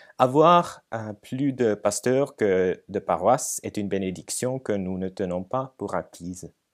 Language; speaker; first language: French; non-native, fluent; Finnish